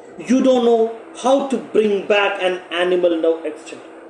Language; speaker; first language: English; non-native, local second language; Malayalam